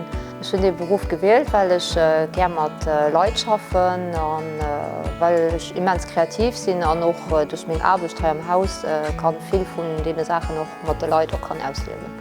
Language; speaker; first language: German; non-native, local second language; Luxembourgish